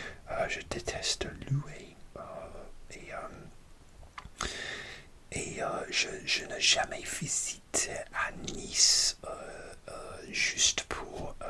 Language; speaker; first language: French; non-native, learner; English